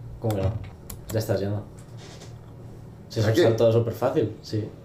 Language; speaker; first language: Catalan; non-native, local second language; Spanish